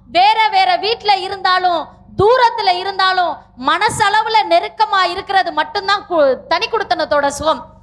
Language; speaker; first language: Tamil; native; Tamil